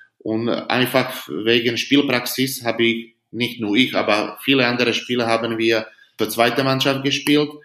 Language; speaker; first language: German; non-native, learner; Slovak